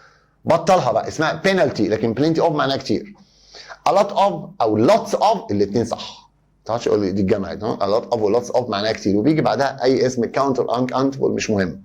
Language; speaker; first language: Arabic; native; Arabic